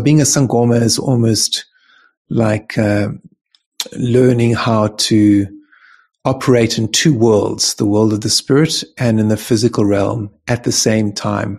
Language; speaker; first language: English; native; English